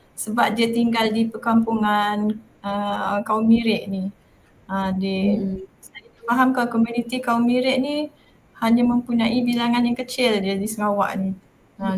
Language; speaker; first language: Malay; non-native, local second language; Māori